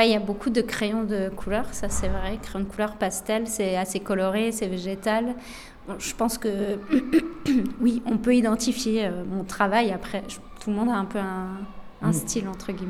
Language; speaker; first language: French; native; French